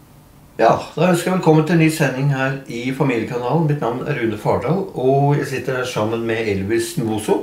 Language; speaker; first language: Norwegian; native; Norwegian